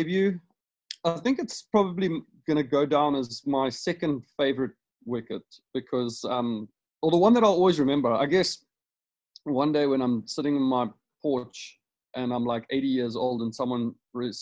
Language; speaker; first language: English; native; English